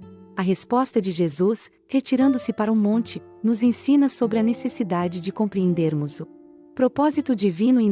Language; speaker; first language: Portuguese; native; Portuguese